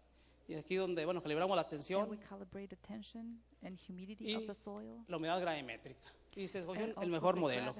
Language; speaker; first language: Spanish; native; Spanish